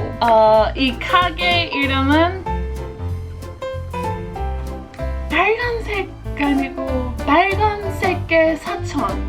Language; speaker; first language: Korean; non-native, fluent; English